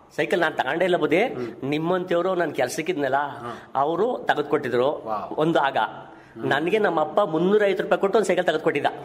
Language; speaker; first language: Kannada; native; Kannada